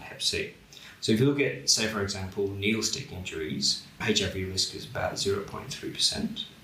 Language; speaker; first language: English; non-native, local second language; Bangla